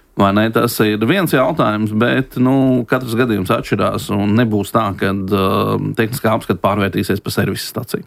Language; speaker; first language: Latvian; native; Latvian